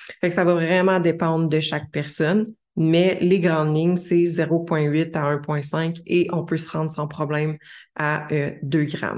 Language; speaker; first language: French; native; French